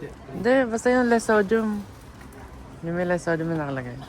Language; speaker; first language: Filipino; native; Filipino